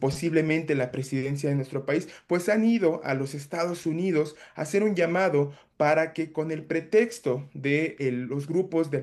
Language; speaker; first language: Spanish; native; Spanish